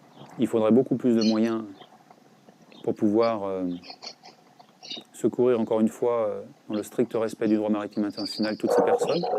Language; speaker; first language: French; native; French